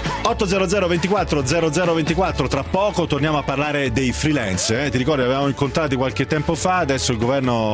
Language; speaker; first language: Italian; native; Italian